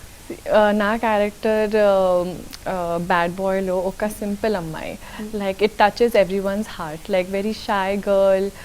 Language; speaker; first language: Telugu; non-native, local second language; Urdu